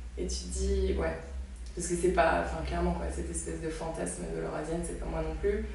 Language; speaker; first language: French; native; French